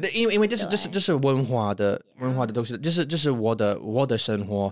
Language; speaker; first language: Chinese; non-native, learner; English